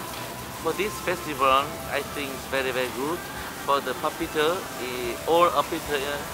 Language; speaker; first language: English; non-native, learner; Vietnamese